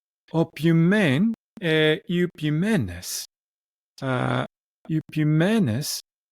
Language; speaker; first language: Greek; non-native, learner; English